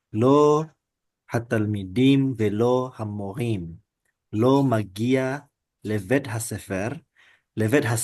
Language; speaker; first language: Hebrew; non-native, learner; Indonesian